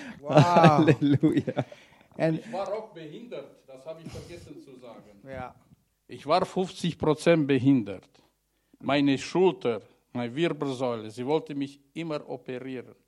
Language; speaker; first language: German; non-native, learner; Romanian